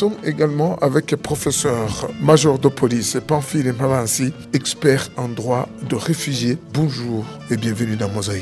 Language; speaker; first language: French; non-native, local second language; Rundi